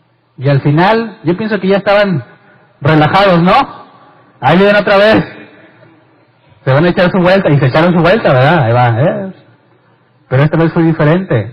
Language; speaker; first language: Spanish; native; Spanish